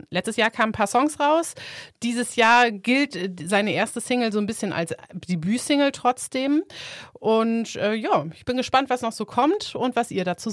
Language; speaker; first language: German; native; German